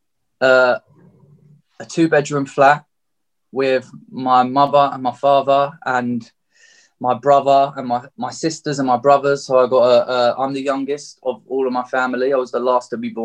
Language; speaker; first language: English; native; English